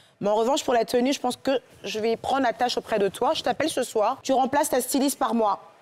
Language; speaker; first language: French; native; French